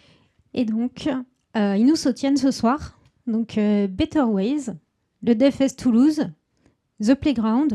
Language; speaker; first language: French; native; French